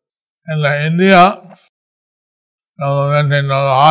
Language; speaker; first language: Spanish; non-native, learner; English